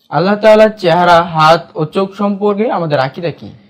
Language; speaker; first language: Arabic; non-native, learner; Bangla